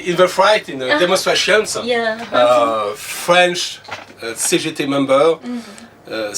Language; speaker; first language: English; non-native, learner; French